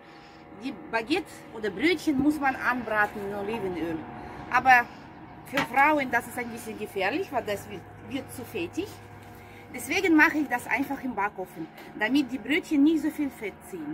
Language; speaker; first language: German; non-native, fluent; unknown